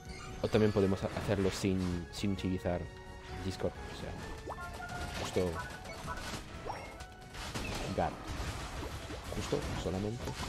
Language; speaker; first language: Spanish; non-native, learner; French